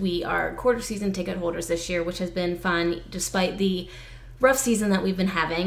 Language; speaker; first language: English; native; English